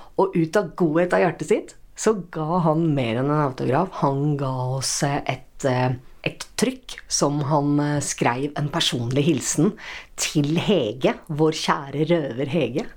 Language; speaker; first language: Norwegian; native; Norwegian